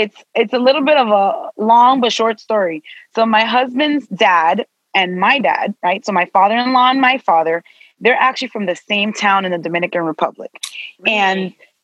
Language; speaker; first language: English; native; English